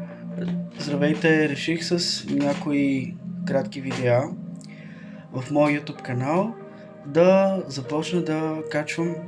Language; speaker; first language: Bulgarian; native; Bulgarian